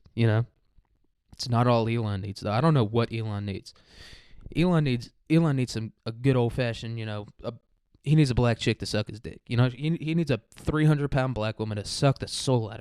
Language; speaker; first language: English; native; English